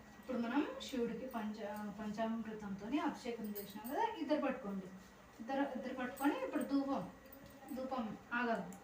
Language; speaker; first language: Telugu; native; Telugu